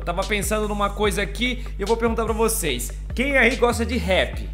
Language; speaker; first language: Portuguese; native; Portuguese